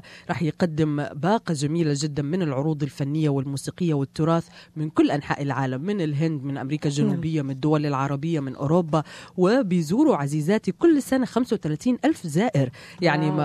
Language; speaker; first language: Arabic; native; Arabic